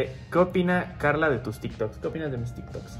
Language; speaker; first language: Spanish; native; Spanish